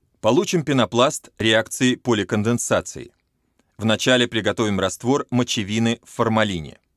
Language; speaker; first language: Russian; native; Russian